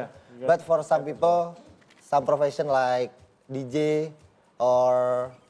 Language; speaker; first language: English; non-native, learner; Indonesian